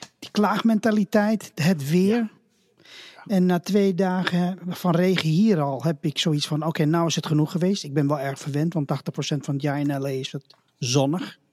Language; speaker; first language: Dutch; native; Dutch